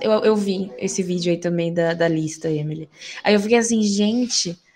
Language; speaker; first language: Portuguese; native; Portuguese